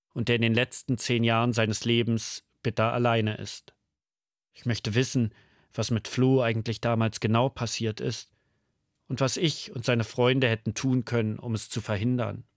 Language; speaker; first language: German; native; German